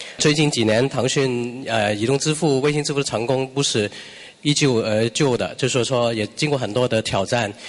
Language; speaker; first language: Chinese; non-native, local second language; Cantonese